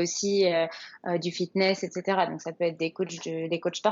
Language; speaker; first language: French; native; French